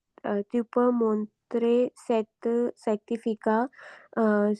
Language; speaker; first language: French; non-native, learner; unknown